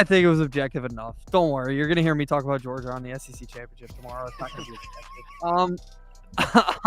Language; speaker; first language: English; native; English